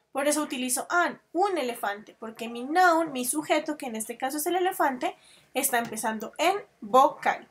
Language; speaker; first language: Spanish; native; Spanish